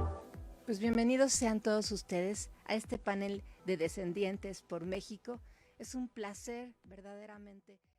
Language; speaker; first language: Spanish; native; Spanish